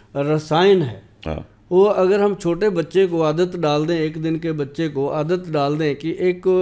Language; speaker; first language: Hindi; native; Hindi